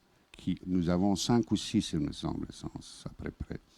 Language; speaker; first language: French; non-native, fluent; Bosnian